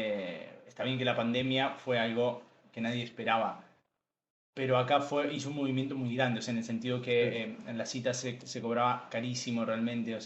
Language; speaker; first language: Spanish; native; Spanish